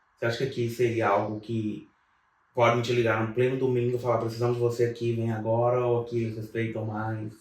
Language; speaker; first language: Portuguese; native; Portuguese